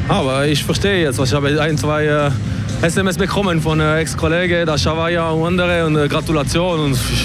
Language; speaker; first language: German; non-native, local second language; French